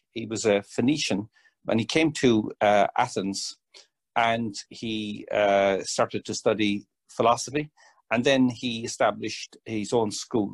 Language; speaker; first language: English; native; English